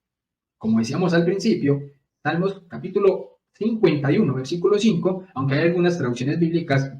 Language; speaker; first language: Spanish; native; Spanish